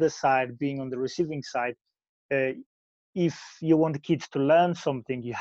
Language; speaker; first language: English; non-native, fluent; Polish